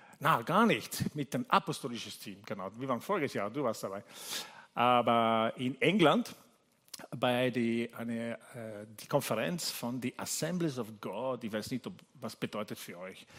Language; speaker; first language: German; non-native, fluent; Italian